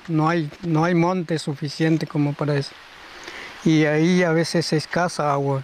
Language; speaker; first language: Spanish; non-native, local second language; Guarani